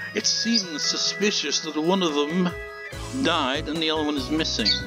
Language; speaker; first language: English; native; English